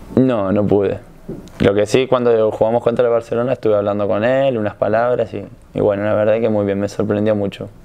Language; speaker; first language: Spanish; native; Spanish